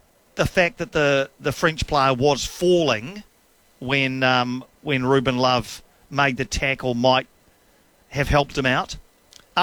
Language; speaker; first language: English; native; English